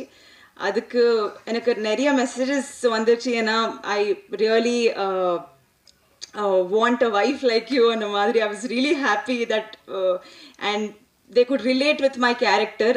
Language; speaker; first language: Tamil; non-native, local second language; Telugu